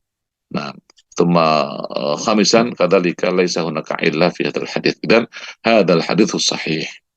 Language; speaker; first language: Arabic; non-native, fluent; Indonesian